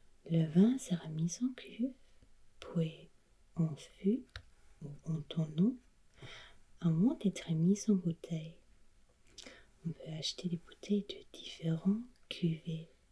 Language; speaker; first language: French; non-native, fluent; German